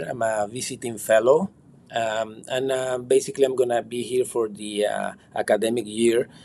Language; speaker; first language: English; non-native, fluent; Spanish